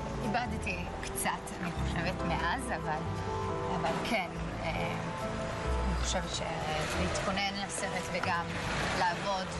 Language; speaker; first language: Hebrew; early bilingual, heritage; Hebrew